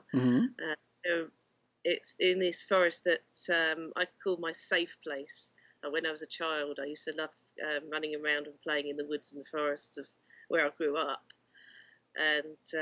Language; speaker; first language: English; native; English